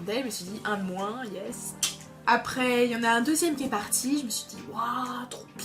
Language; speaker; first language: French; native; French